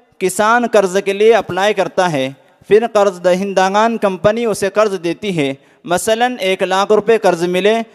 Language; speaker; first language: Urdu; native; Urdu